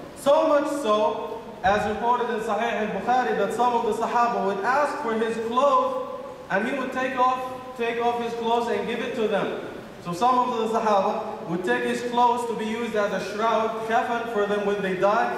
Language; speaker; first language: English; non-native, fluent; Arabic